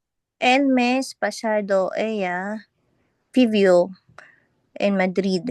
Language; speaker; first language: Spanish; non-native, learner; Filipino